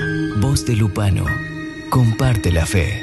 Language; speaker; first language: Spanish; native; Spanish